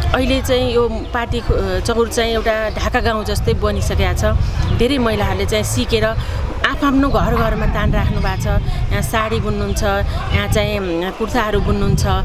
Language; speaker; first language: Nepali; native; Nepali